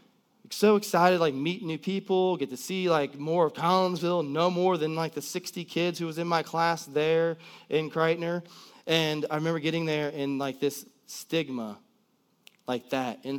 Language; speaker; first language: English; native; English